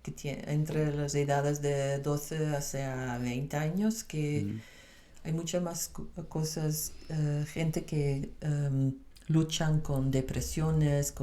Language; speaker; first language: Spanish; non-native, fluent; Dutch